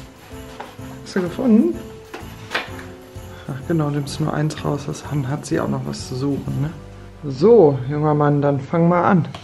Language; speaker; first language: German; native; German